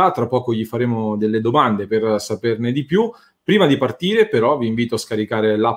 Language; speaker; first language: Italian; native; Italian